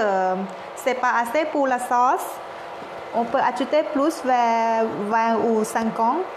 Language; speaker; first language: French; non-native, learner; Thai